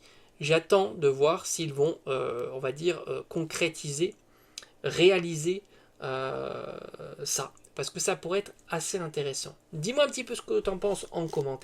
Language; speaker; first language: French; native; French